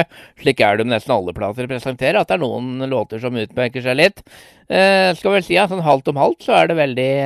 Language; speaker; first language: Norwegian; native; Norwegian